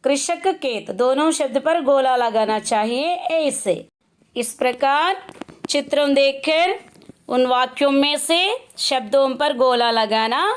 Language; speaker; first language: Hindi; non-native, local second language; Telugu